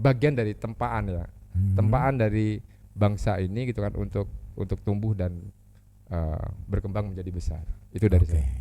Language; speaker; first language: Indonesian; non-native, local second language; Javanese